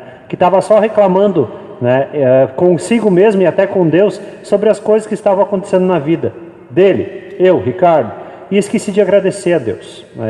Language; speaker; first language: Portuguese; native; Portuguese